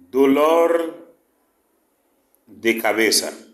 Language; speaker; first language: Spanish; non-native, fluent; Haitian Creole